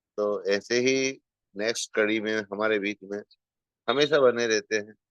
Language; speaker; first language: Hindi; native; Hindi